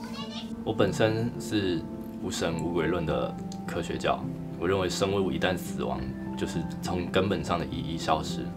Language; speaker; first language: Chinese; native; Chinese